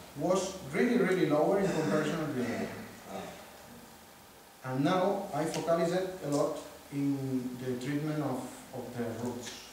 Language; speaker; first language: English; non-native, fluent; Spanish